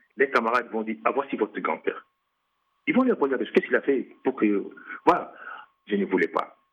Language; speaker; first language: French; non-native, local second language; Lingala